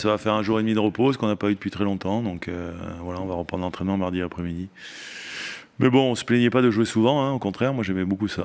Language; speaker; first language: French; native; French